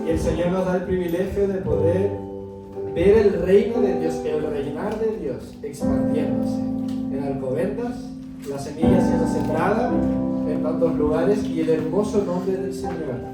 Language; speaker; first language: Spanish; native; Spanish